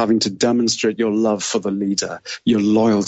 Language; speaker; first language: English; native; English